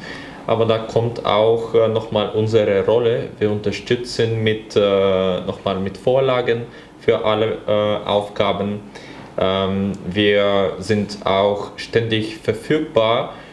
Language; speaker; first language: German; non-native, fluent; Bulgarian